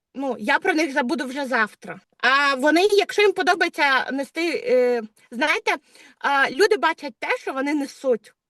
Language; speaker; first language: Ukrainian; non-native, local second language; Russian